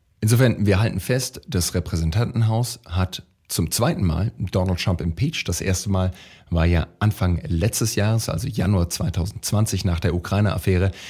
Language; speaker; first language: German; native; German